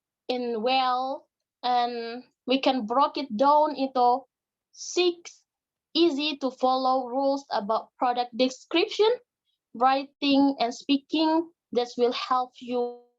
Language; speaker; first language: English; non-native, learner; Indonesian